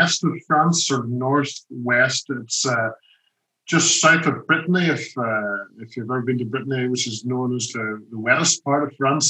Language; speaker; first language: English; native; English